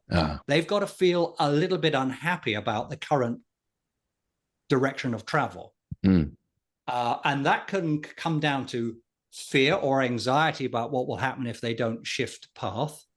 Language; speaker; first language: English; native; English